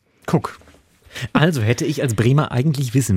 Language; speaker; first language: German; native; German